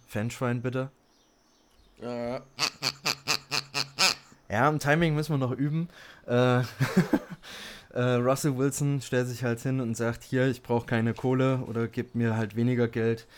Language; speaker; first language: German; native; German